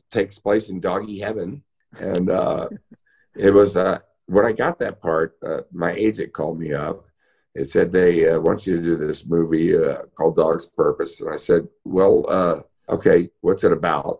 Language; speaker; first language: English; native; English